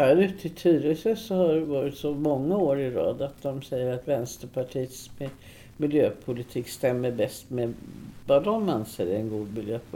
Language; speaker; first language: Swedish; native; Swedish